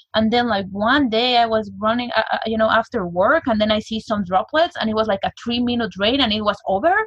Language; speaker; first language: English; non-native, fluent; Spanish